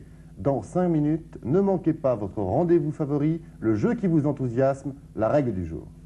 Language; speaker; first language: French; native; French